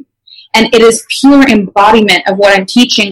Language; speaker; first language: English; non-native, fluent; French